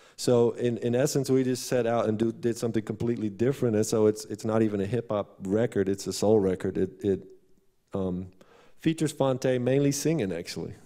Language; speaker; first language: English; non-native, fluent; Dutch